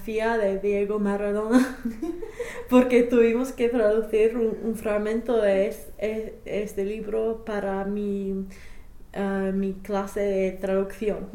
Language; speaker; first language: Spanish; non-native, fluent; English